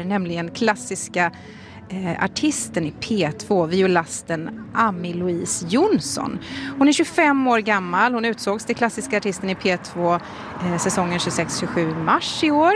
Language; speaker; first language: Swedish; native; Swedish